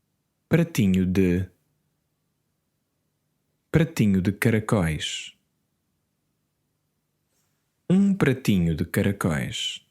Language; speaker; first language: Portuguese; non-native, learner; English